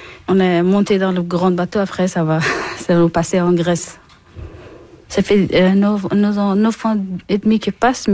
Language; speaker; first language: French; non-native, learner; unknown